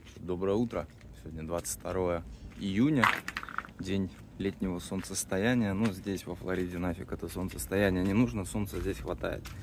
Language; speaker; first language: Russian; native; Russian